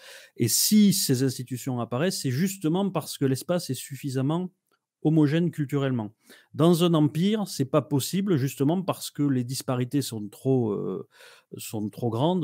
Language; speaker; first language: French; native; French